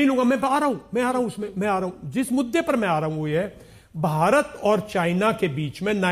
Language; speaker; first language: Hindi; native; Hindi